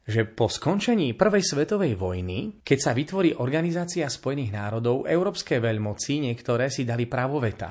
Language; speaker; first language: Slovak; native; Slovak